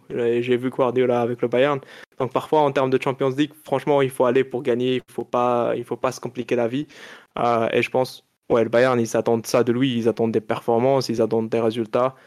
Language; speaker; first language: French; non-native, local second language; Arabic